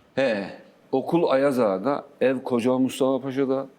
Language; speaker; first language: Turkish; native; Turkish